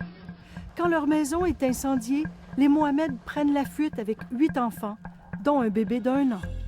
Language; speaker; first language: French; native; French